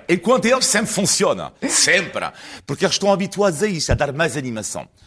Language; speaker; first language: Portuguese; non-native, fluent; French